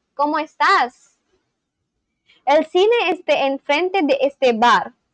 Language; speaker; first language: Spanish; non-native, learner; English